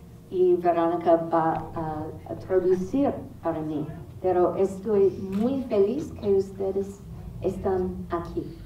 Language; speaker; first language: Spanish; non-native, learner; English